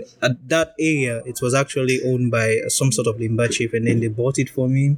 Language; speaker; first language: English; non-native, local second language; Krio